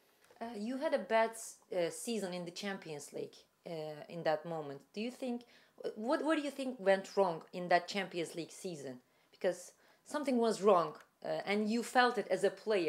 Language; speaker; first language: English; non-native, fluent; Turkish